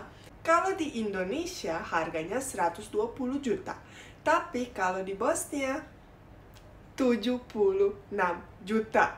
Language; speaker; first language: Indonesian; non-native, fluent; Bosnian